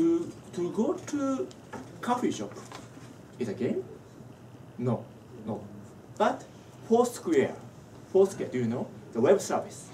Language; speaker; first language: English; non-native, learner; Japanese